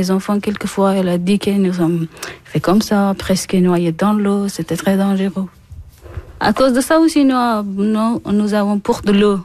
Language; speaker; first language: French; non-native, learner; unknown